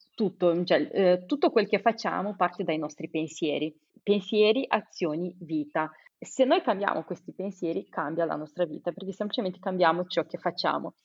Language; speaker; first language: Italian; non-native, fluent; Romanian